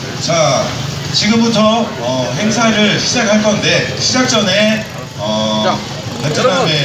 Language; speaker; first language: Korean; native; Korean